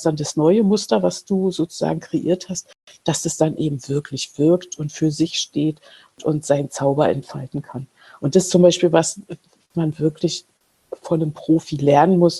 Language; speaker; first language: German; native; German